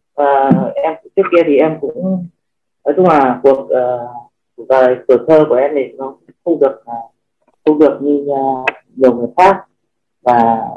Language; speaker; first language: Vietnamese; native; Vietnamese